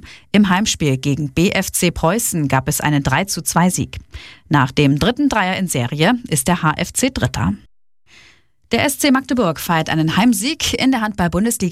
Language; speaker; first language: German; native; German